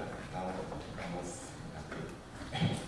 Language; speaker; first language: Portuguese; non-native, learner; Japanese